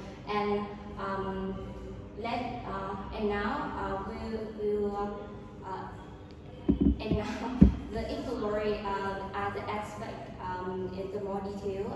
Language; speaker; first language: English; non-native, learner; Vietnamese